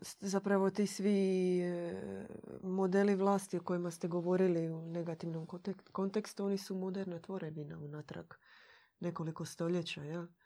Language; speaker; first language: Croatian; native; Croatian